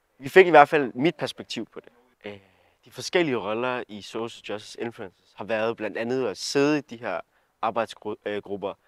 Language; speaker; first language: Danish; early bilingual, other home language; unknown